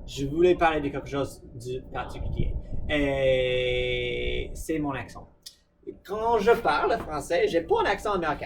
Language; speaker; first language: French; non-native, fluent; English